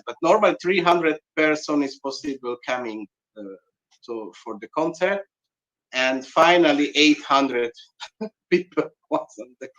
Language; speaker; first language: English; non-native, learner; Hungarian